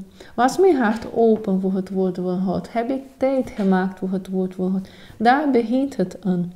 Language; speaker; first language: Dutch; non-native, fluent; Portuguese